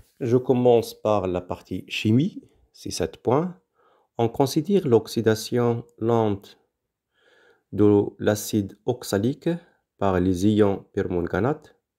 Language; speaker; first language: French; non-native, local second language; Arabic